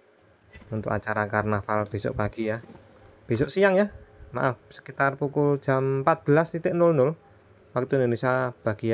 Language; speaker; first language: Indonesian; native; Indonesian